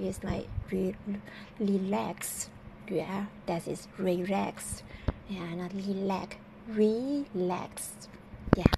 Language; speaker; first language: English; non-native, learner; Thai